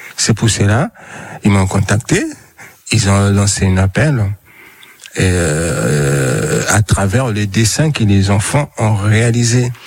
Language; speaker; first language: French; non-native, local second language; Lingala